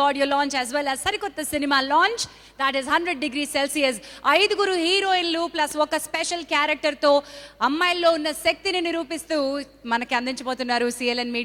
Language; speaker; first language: Telugu; native; Telugu